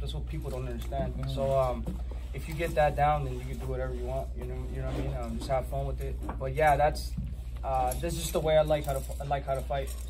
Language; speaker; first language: English; early bilingual, other home language; Spanish